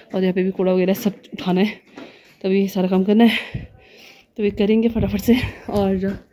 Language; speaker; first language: Hindi; non-native, local second language; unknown